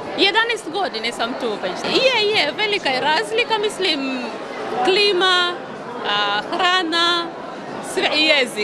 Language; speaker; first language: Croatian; non-native, learner; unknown